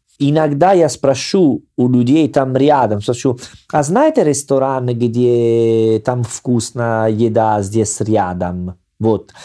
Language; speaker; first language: Russian; non-native, learner; Italian